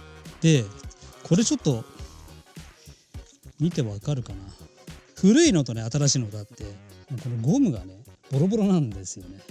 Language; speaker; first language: Japanese; native; Japanese